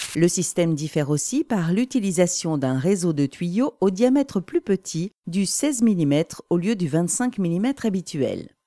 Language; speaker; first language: French; native; French